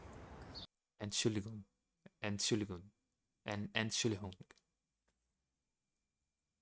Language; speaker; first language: German; non-native, learner; Portuguese